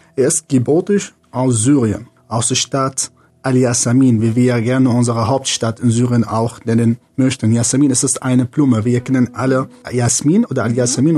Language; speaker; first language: German; non-native, fluent; Arabic